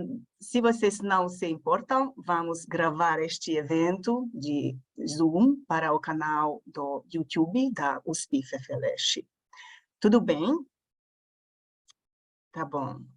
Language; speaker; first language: Portuguese; non-native, fluent; Hungarian